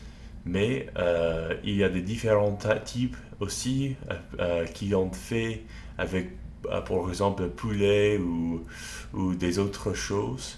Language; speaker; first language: French; non-native, learner; English